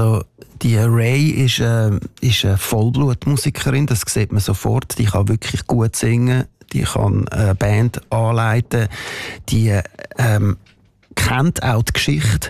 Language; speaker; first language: German; native; German